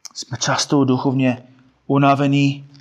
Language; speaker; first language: Czech; non-native, fluent; English